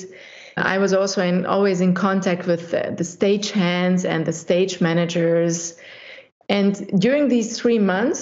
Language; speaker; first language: English; non-native, fluent; German